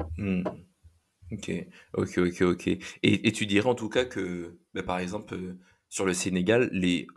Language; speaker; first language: French; native; French